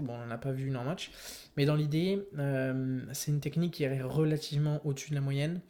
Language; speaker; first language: French; native; French